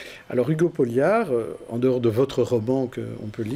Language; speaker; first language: French; native; French